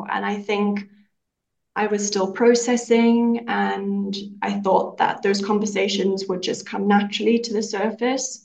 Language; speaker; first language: English; native; English